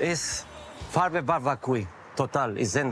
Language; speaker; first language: German; non-native, learner; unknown